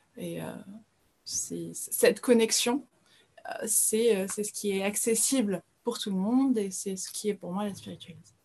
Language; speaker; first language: French; early bilingual, other home language; Portuguese